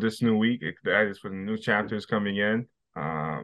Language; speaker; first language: English; non-native, fluent; Haitian Creole